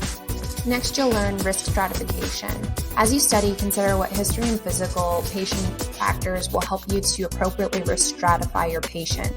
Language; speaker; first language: English; native; English